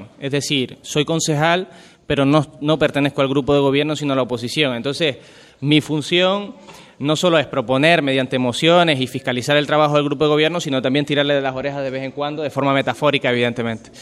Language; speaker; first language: Spanish; native; Spanish